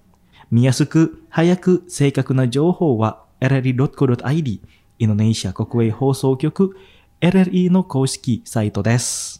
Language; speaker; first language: Japanese; non-native, fluent; Indonesian